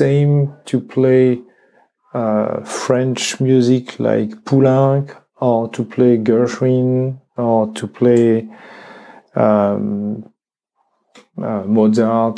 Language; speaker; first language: English; non-native, learner; French